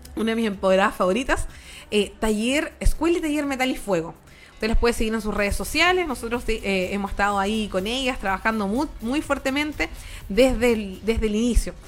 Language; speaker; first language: Spanish; native; Spanish